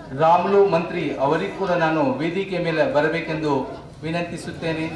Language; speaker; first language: Kannada; non-native, local second language; Urdu